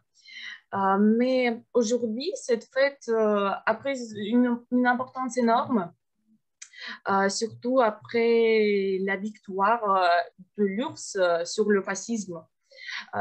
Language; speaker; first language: French; non-native, fluent; Russian